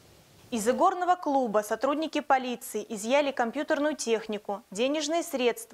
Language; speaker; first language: Russian; native; Russian